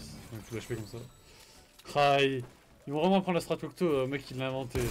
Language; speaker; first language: French; native; French